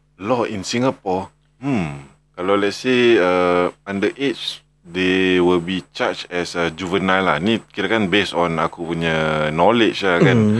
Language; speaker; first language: English; non-native, local second language; Malay